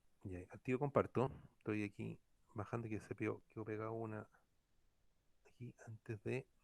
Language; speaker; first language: Spanish; native; Spanish